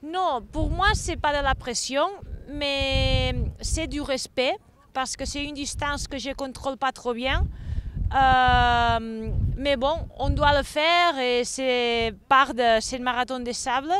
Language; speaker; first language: French; non-native, fluent; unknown